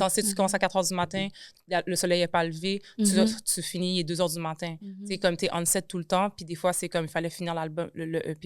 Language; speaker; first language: French; native; French